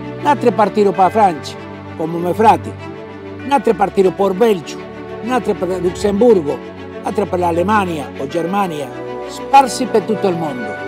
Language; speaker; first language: Italian; early bilingual, heritage; Italian